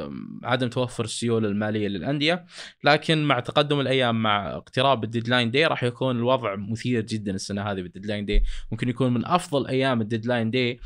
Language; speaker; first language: Arabic; native; Arabic